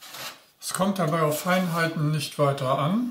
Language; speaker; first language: German; native; German